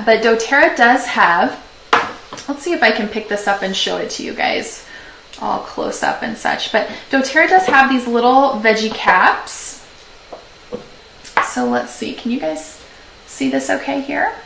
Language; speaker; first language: English; native; English